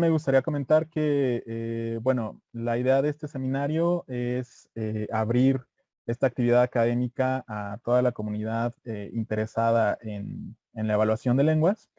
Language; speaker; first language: Spanish; native; Spanish